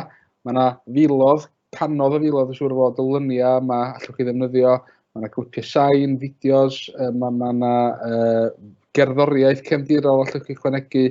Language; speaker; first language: Welsh; native; Welsh